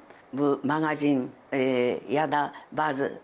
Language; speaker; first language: Turkish; non-native, fluent; Japanese